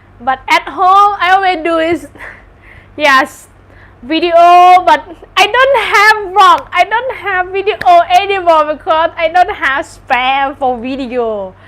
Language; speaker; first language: English; non-native, learner; Thai